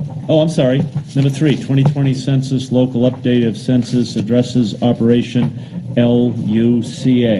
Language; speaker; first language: English; native; English